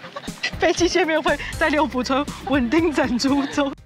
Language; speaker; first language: Chinese; native; Chinese